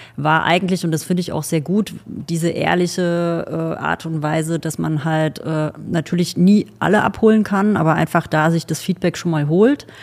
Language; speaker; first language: German; native; German